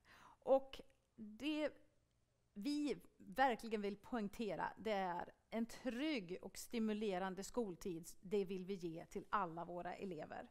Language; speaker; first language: Swedish; native; Swedish